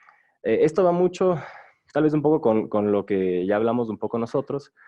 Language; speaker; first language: Spanish; native; Spanish